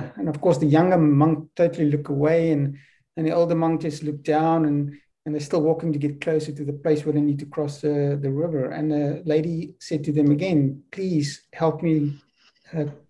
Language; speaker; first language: English; non-native, local second language; Afrikaans